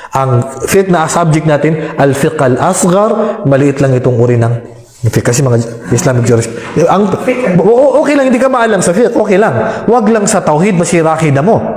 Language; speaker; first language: Filipino; non-native, local second language; Maranao